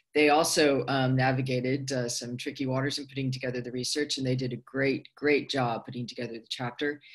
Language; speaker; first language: English; native; English